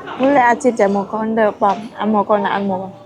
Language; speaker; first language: Korean; non-native, learner; Vietnamese